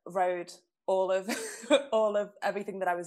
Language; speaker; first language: English; native; English